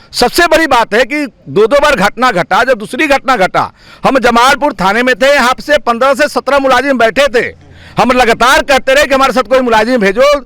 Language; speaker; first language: Hindi; native; Hindi